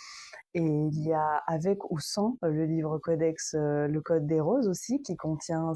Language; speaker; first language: French; native; French